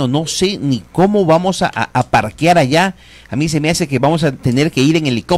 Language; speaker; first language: Spanish; native; Spanish